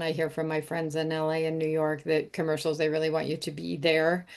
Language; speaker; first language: English; native; English